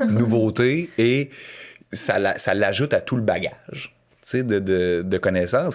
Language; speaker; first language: French; native; French